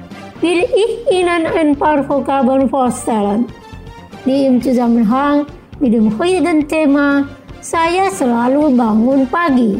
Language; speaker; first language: German; non-native, fluent; Indonesian